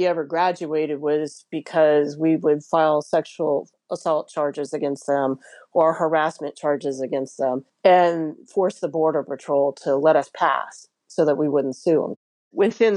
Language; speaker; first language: English; native; English